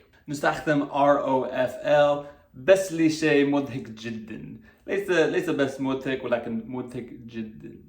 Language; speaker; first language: Arabic; non-native, fluent; English